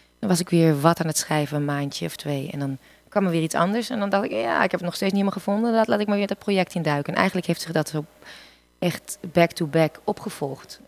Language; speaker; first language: Dutch; native; Dutch